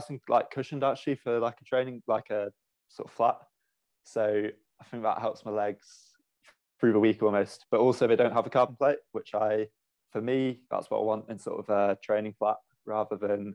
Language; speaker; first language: English; native; English